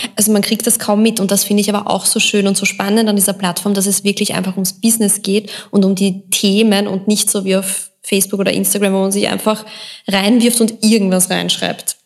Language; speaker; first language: German; native; German